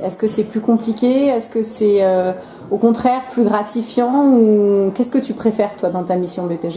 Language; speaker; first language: French; native; French